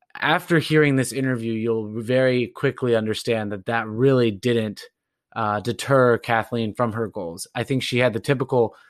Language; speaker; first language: English; native; English